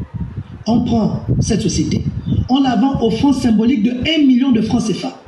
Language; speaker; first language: French; native; French